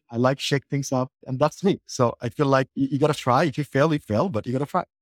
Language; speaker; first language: English; non-native, local second language; Bangla